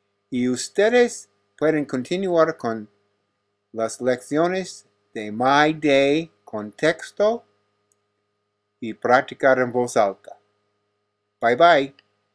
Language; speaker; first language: Spanish; non-native, fluent; English